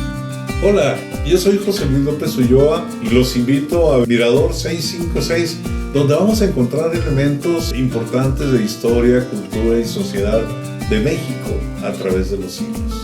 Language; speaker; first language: Spanish; native; Spanish